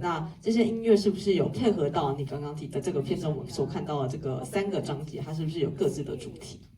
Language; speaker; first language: Chinese; native; Chinese